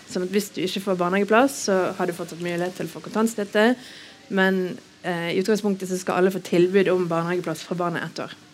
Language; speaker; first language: Norwegian; native; Norwegian